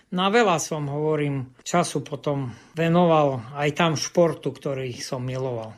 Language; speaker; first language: Slovak; non-native, local second language; Rusyn